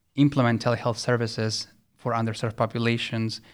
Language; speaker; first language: English; early bilingual, other home language; Spanish